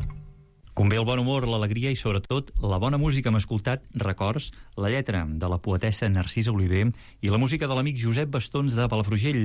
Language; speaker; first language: Catalan; native; Catalan